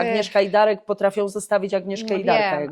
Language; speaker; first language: Polish; native; Polish